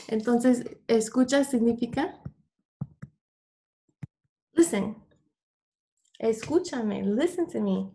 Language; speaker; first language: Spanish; non-native, fluent; English